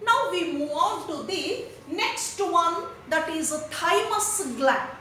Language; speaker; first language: English; non-native, local second language; Kannada